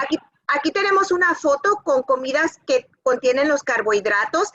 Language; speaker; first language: Spanish; early bilingual, other home language; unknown